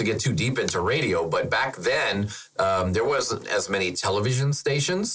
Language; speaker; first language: English; non-native, fluent; German